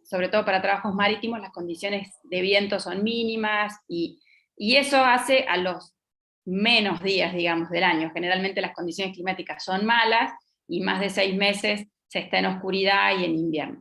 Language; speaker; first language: Spanish; native; Spanish